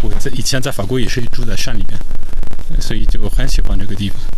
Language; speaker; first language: Chinese; non-native, fluent; French